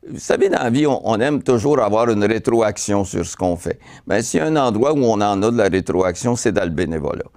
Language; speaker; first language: French; native; French